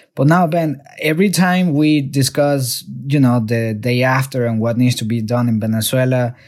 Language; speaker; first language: English; non-native, fluent; Spanish